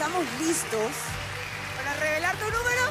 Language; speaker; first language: Spanish; native; Spanish